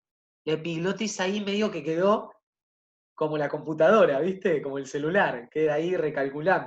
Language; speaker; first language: Spanish; native; Spanish